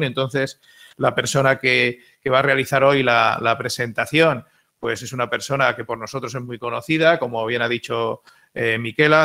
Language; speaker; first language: Spanish; native; Spanish